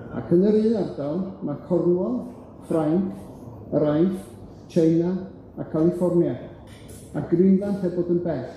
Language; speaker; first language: Welsh; native; Welsh